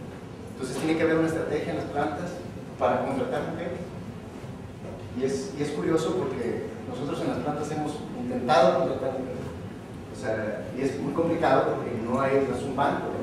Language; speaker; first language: Spanish; native; Spanish